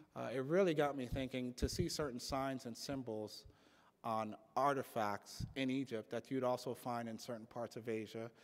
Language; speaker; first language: English; native; English